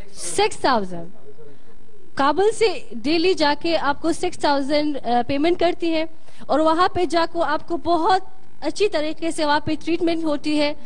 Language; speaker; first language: Urdu; non-native, fluent; Persian